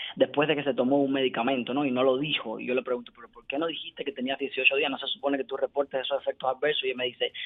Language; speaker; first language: Spanish; native; Spanish